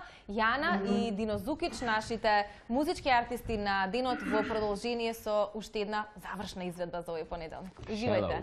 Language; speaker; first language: Macedonian; native; Macedonian